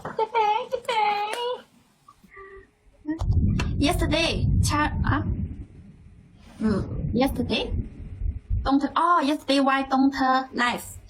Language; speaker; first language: English; non-native, learner; Thai